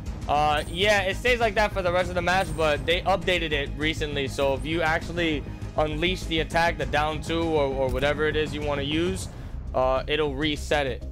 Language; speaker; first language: English; early bilingual, other home language; Spanish